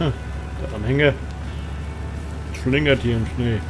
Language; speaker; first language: German; native; German